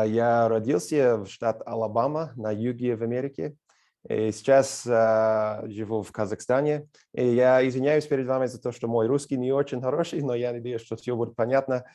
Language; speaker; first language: Russian; non-native, fluent; English